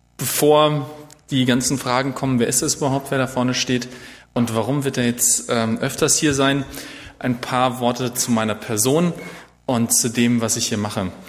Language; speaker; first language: German; native; German